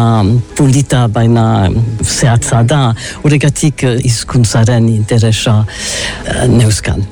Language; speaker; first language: Basque; early bilingual, heritage; English